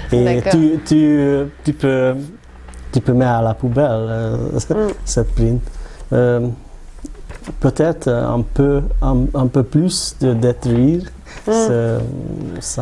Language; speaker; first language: French; non-native, learner; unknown